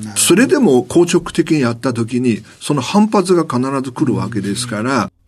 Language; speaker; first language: Japanese; non-native, fluent; Chinese